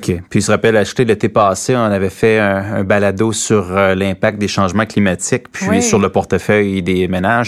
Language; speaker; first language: French; native; French